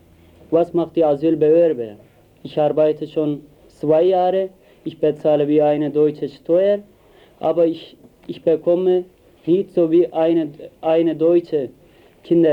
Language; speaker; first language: German; non-native, learner; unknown